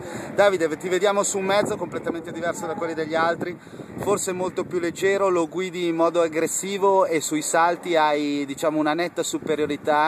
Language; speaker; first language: Italian; native; Italian